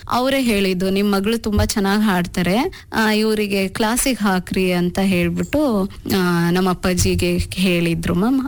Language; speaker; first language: Kannada; non-native, local second language; Urdu